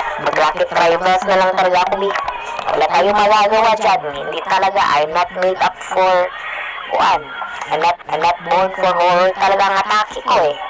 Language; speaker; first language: Filipino; non-native, local second language; Cebuano